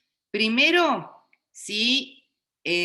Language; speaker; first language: Spanish; native; Spanish